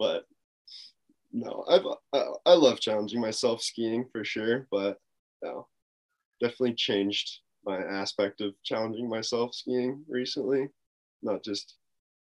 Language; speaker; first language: English; native; English